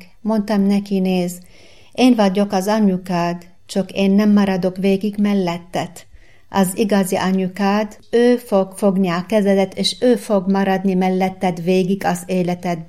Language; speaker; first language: Hungarian; non-native, fluent; Arabic